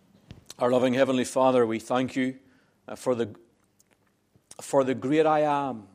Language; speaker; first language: English; native; English